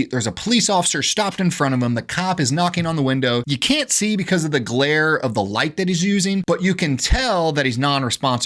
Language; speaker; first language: English; native; English